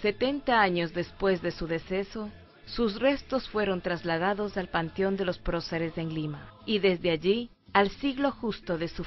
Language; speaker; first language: Spanish; native; Spanish